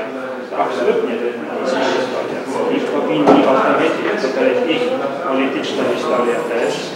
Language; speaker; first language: Polish; early bilingual, heritage; Polish